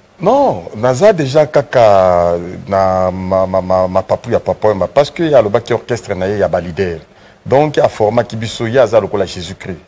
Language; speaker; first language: Lingala; non-native, local second language; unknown